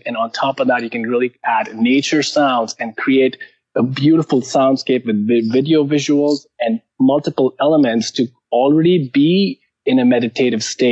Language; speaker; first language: English; non-native, local second language; Hindi